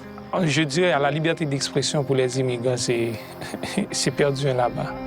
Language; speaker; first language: French; non-native, local second language; Haitian Creole